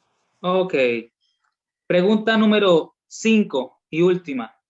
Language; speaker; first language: Spanish; native; Spanish